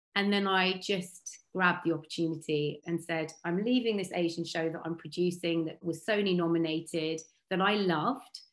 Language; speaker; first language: English; native; English